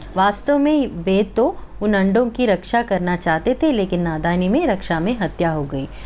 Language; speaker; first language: Hindi; non-native, local second language; Malayalam